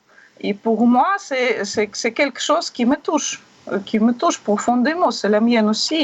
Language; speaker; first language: French; non-native, learner; Russian